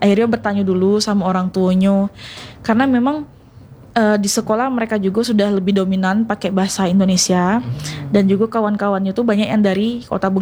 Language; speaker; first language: Indonesian; non-native, local second language; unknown